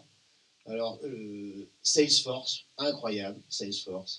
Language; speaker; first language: French; native; French